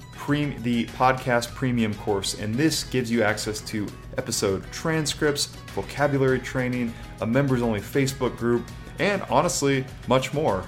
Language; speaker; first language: English; native; English